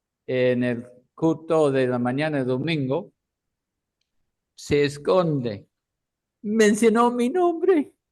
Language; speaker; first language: Spanish; non-native, fluent; English